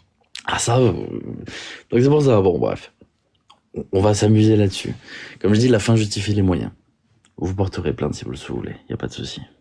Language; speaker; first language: French; native; French